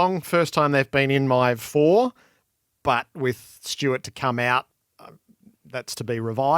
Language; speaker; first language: English; native; English